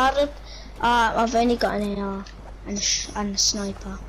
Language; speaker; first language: English; native; English